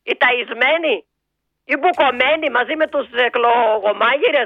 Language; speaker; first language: Greek; native; Greek